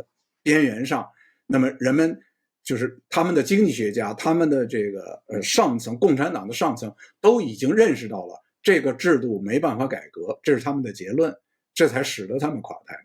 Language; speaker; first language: Chinese; native; Chinese